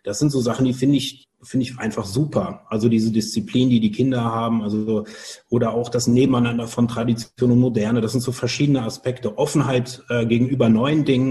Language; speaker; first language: German; native; German